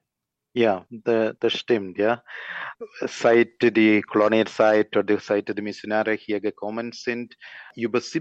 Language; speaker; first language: German; non-native, learner; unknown